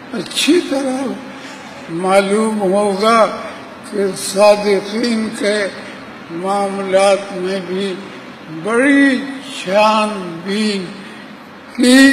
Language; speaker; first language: Urdu; native; Urdu